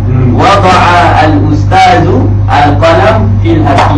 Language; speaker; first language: Arabic; non-native, fluent; Malay